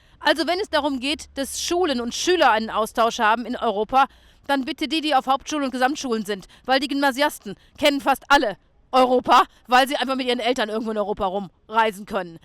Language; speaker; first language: German; native; German